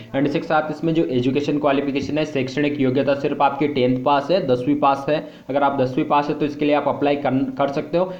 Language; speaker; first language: Hindi; native; Hindi